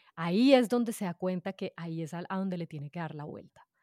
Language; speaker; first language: Spanish; native; Spanish